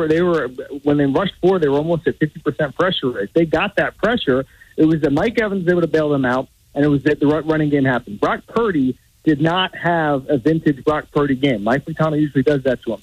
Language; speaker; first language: English; native; English